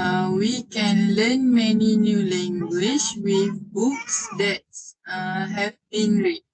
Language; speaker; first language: English; non-native, learner; Malay